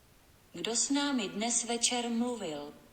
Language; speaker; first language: Czech; non-native, learner; English